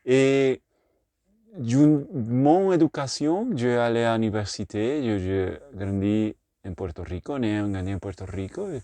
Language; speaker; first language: French; non-native, learner; Spanish